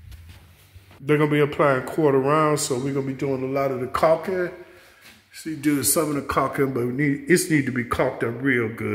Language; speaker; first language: English; native; English